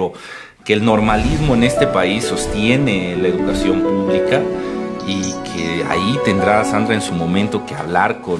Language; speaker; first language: Spanish; native; Spanish